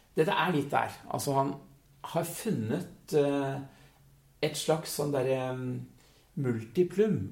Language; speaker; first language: Norwegian; early bilingual, other home language; Dutch